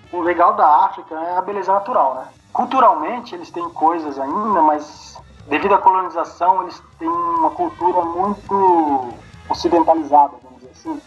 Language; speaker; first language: Portuguese; native; Portuguese